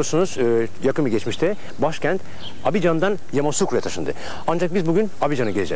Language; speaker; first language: Turkish; native; Turkish